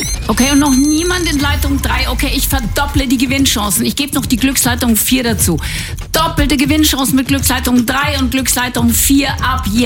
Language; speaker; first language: German; native; German